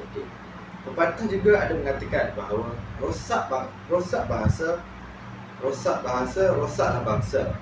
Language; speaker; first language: Malay; native; Malay